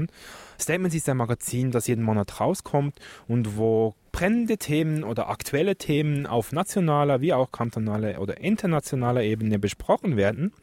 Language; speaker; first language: German; native; German